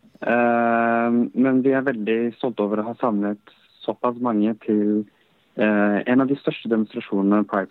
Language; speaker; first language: Norwegian; early bilingual, other home language; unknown